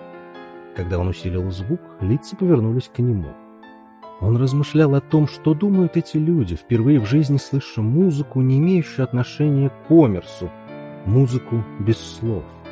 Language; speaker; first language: Russian; native; Russian